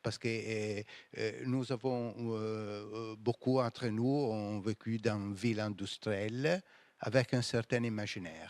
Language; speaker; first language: French; non-native, fluent; Italian